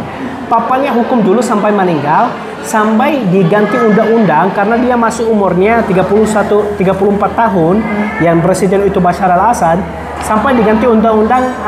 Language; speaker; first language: Indonesian; non-native, fluent; Arabic